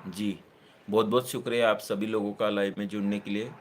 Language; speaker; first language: Hindi; non-native, local second language; Marathi